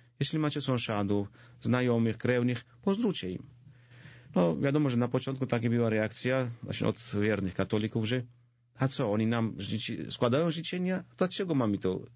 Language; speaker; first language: Polish; non-native, fluent; Georgian